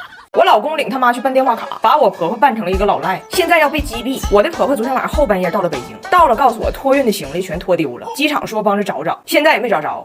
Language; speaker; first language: Chinese; native; Chinese